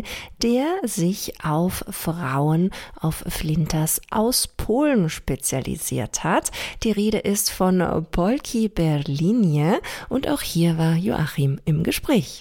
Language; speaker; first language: German; native; German